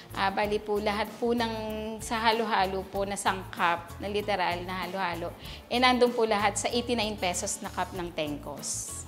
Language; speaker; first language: Filipino; native; Filipino